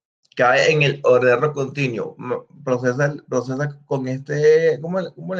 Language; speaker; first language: Spanish; native; Spanish